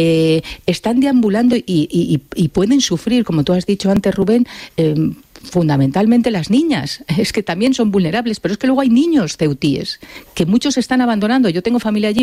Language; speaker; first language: Spanish; native; Spanish